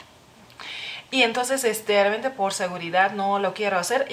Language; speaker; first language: Spanish; non-native, fluent; Lithuanian